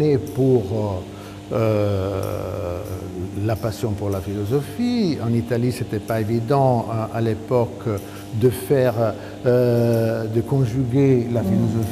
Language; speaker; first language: French; non-native, fluent; Italian